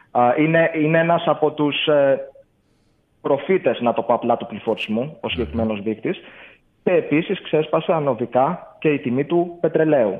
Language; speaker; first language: Greek; native; Greek